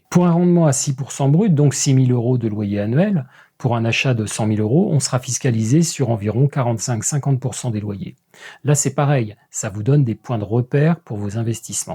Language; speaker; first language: French; native; French